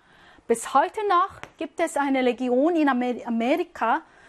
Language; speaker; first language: German; non-native, fluent; Korean